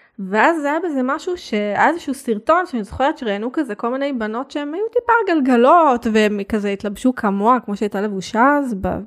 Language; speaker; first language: Hebrew; native; Hebrew